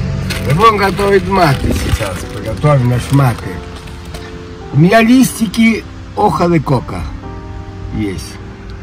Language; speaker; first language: Russian; early bilingual, heritage; Russian